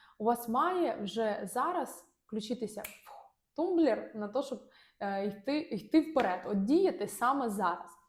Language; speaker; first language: Ukrainian; non-native, local second language; Russian